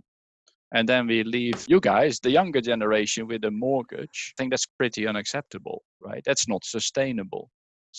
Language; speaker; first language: English; non-native, fluent; Dutch